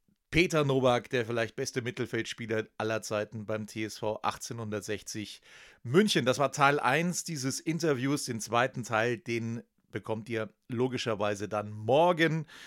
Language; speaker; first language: German; native; German